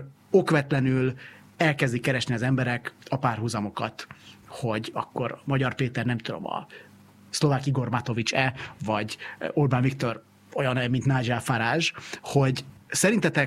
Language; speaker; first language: Hungarian; native; Hungarian